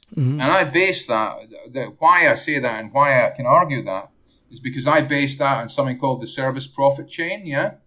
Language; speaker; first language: English; native; English